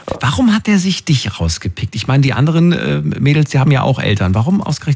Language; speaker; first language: German; native; German